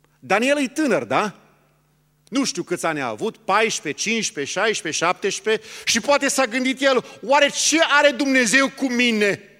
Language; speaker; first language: Romanian; early bilingual, heritage; Romanian